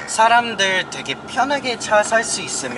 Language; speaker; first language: Korean; non-native, learner; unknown